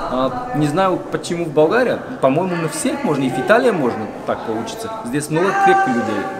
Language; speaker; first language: Russian; non-native, learner; Bulgarian